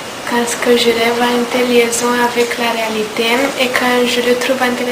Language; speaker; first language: French; non-native, learner; Romanian